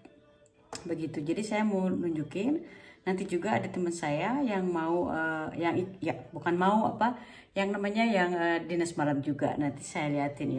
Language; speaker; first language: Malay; non-native, local second language; Sundanese